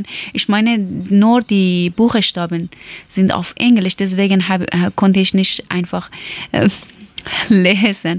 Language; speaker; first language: German; non-native, learner; Persian